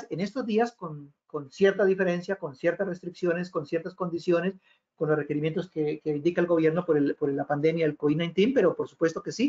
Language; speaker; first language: Spanish; native; Spanish